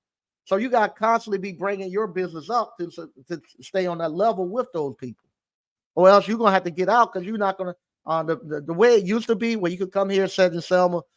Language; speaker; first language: English; native; English